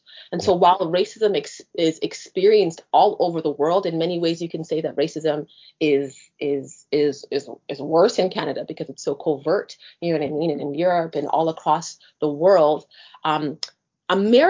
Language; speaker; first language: English; native; English